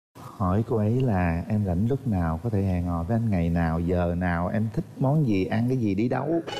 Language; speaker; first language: Vietnamese; native; Vietnamese